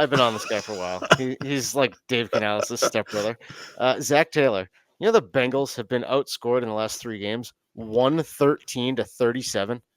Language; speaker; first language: English; native; English